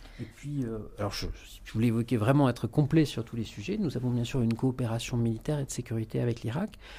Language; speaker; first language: French; native; French